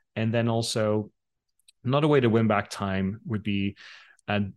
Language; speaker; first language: English; non-native, fluent; Dutch